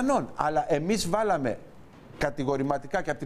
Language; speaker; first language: Greek; native; Greek